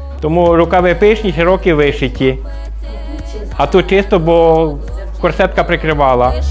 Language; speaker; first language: Ukrainian; native; Ukrainian